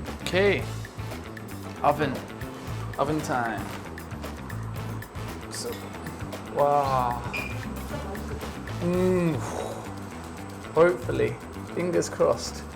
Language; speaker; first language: Korean; non-native, learner; English